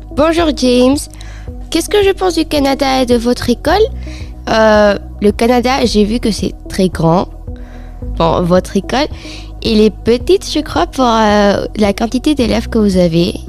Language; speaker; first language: French; non-native, fluent; Spanish